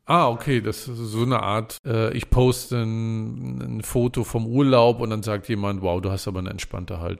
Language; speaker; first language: German; native; German